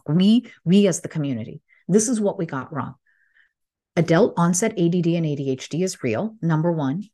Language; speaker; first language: English; early bilingual, other home language; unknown